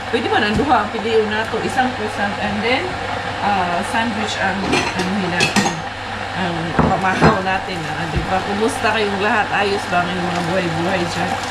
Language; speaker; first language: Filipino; non-native, local second language; Cebuano